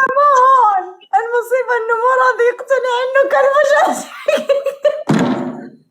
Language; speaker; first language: Arabic; native; Arabic